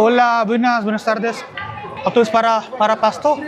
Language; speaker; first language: Spanish; non-native, learner; Hindi